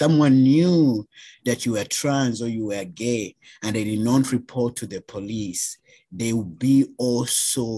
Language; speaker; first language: English; non-native, local second language; Ganda